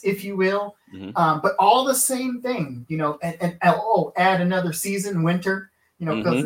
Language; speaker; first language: English; native; English